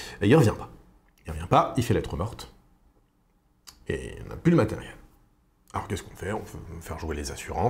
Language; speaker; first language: French; native; French